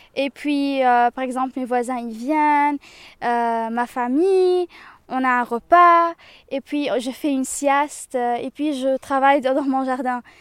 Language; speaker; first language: French; non-native, local second language; Arabic